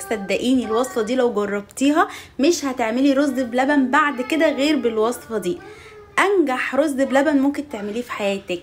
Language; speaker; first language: Arabic; native; Arabic